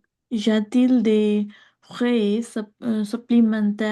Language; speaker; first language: French; non-native, learner; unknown